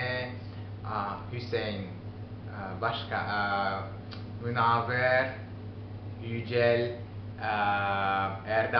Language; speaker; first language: Turkish; non-native, learner; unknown